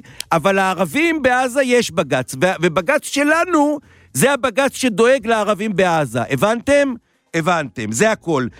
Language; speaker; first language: Hebrew; native; Hebrew